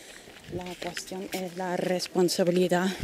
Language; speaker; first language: Spanish; non-native, fluent; German